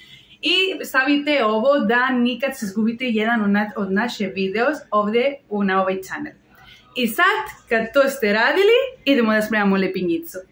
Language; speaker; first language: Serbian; non-native, learner; Spanish